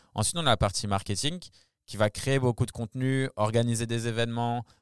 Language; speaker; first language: French; native; French